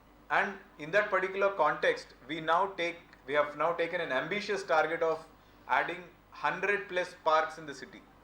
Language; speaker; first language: English; non-native, local second language; Telugu